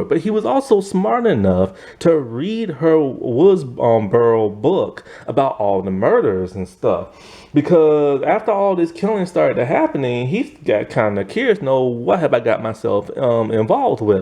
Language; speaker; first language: English; native; English